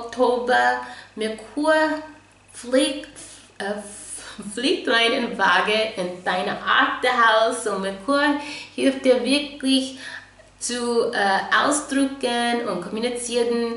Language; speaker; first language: German; non-native, fluent; English